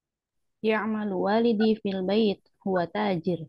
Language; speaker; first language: Arabic; non-native, learner; Indonesian